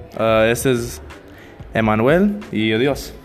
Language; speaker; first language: Spanish; non-native, learner; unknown